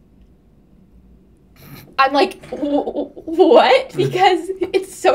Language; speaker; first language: English; native; English